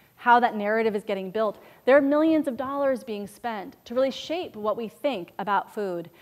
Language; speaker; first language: English; native; English